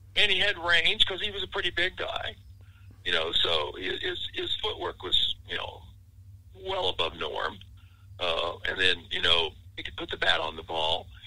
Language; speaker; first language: English; native; English